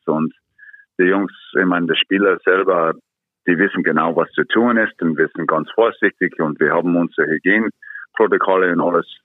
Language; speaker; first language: German; non-native, fluent; English